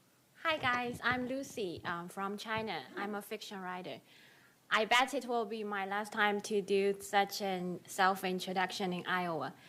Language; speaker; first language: English; non-native, fluent; Chinese